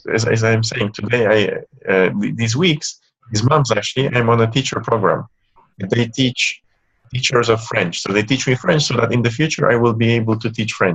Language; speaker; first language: English; non-native, fluent; Polish